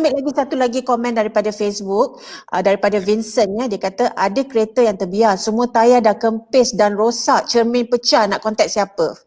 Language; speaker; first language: Malay; native; Malay